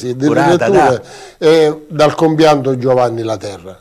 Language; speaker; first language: Italian; native; Italian